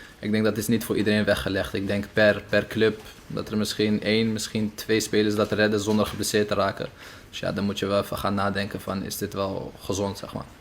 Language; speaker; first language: Dutch; early bilingual, other home language; Arabic